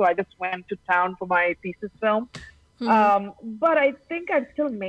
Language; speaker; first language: English; non-native, local second language; Tamil